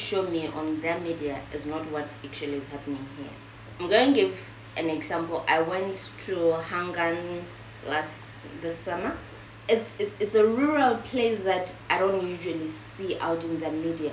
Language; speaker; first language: English; non-native, local second language; Southern Sotho